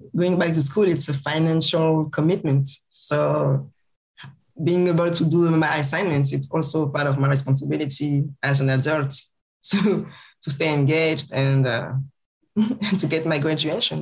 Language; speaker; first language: English; non-native, fluent; French